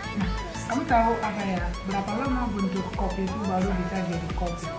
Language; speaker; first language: Indonesian; non-native, learner; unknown